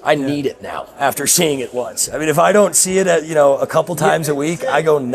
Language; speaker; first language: English; native; English